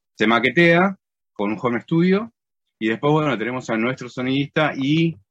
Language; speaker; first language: Spanish; native; Spanish